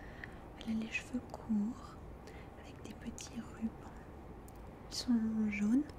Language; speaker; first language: French; early bilingual, heritage; French